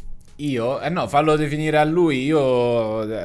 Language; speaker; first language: Italian; native; Italian